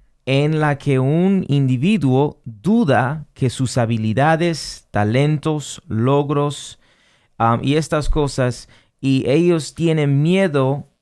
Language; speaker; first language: Spanish; non-native, fluent; English